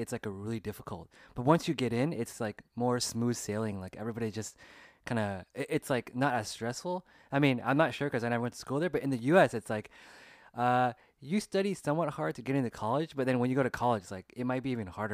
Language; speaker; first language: English; early bilingual, other home language; Vietnamese